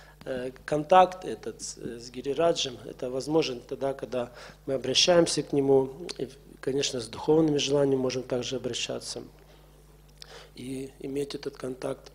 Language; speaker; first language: Russian; native; Russian